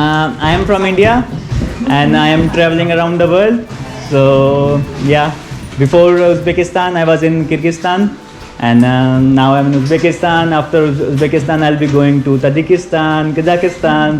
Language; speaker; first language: English; non-native, local second language; Hindi